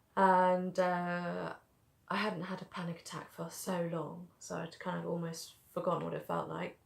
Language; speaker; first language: English; native; English